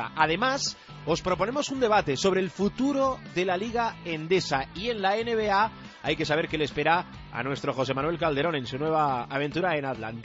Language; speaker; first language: Spanish; native; Spanish